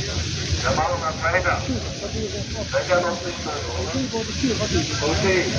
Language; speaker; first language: German; non-native, learner; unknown